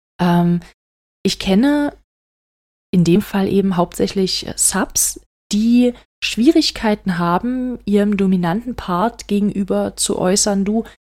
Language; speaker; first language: German; native; German